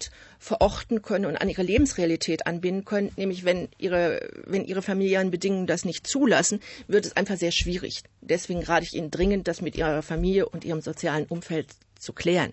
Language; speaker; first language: German; native; German